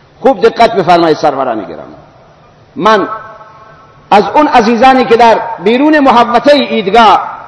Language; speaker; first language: Persian; non-native, local second language; Baluchi